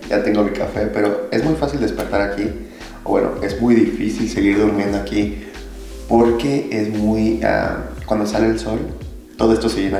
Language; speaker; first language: Spanish; native; Spanish